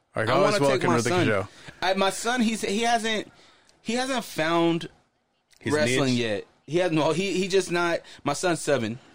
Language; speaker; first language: English; native; English